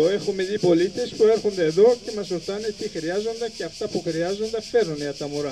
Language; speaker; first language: Greek; non-native, fluent; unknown